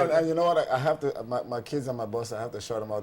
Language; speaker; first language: English; native; English